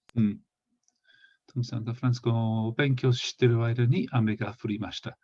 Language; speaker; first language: Japanese; non-native, fluent; English